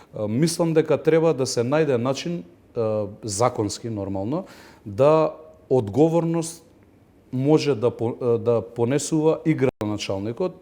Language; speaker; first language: Macedonian; native; Macedonian